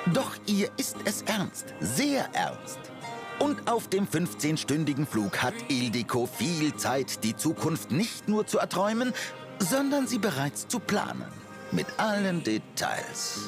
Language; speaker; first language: German; native; German